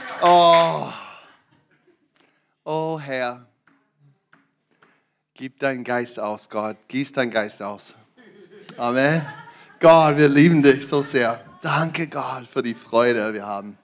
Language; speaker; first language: German; non-native, learner; English